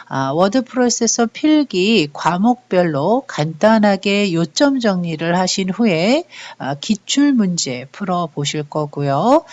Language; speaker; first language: Korean; native; Korean